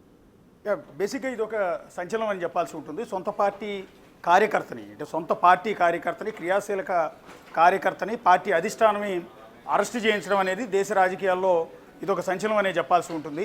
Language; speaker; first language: Telugu; native; Telugu